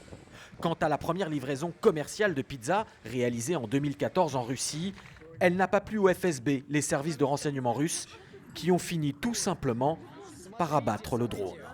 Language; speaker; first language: French; native; French